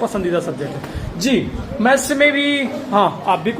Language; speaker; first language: Hindi; native; Hindi